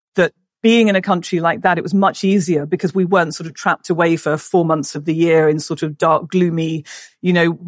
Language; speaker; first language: English; native; English